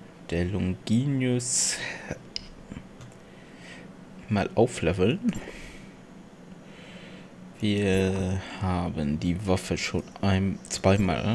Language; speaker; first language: German; non-native, local second language; Luxembourgish